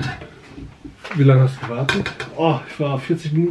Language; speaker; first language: German; native; German